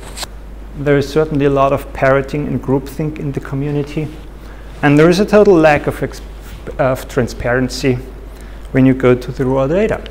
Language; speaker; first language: English; non-native, fluent; German